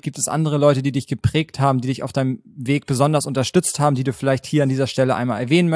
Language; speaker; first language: German; native; German